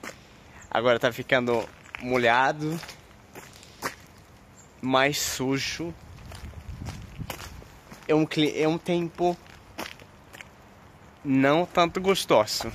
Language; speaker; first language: Portuguese; non-native, fluent; Swedish